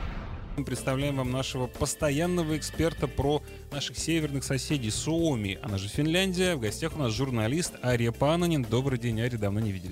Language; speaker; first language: Russian; native; Russian